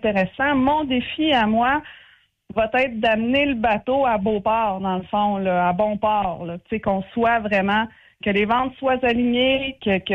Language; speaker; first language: French; native; French